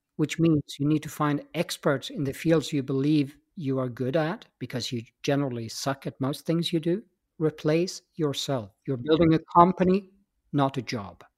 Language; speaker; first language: English; non-native, fluent; Swedish